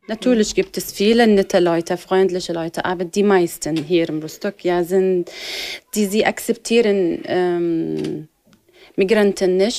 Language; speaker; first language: German; non-native, learner; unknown